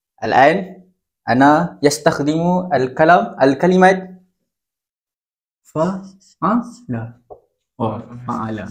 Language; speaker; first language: Arabic; non-native, learner; Malay